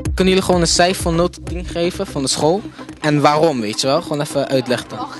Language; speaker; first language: Dutch; native; Dutch